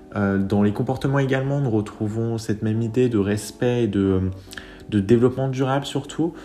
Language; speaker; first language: French; native; French